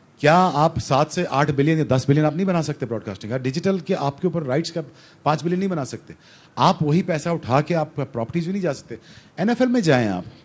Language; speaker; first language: Urdu; non-native, local second language; Punjabi